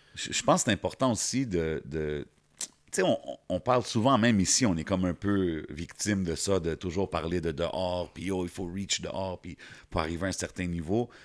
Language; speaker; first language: French; native; French